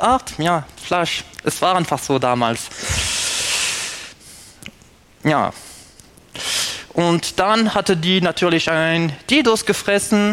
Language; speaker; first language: German; non-native, fluent; French